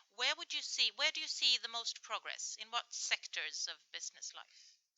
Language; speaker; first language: English; non-native, fluent; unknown